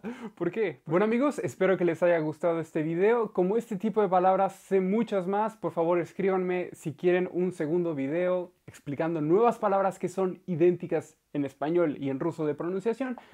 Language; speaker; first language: Spanish; native; Spanish